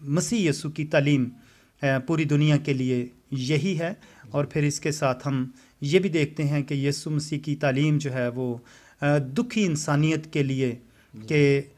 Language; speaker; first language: Urdu; non-native, local second language; Punjabi